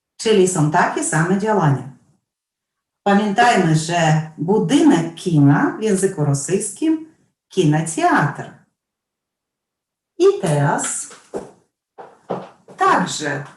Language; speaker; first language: Polish; non-native, fluent; Russian